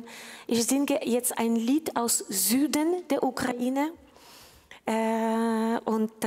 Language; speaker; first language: German; non-native, fluent; Ukrainian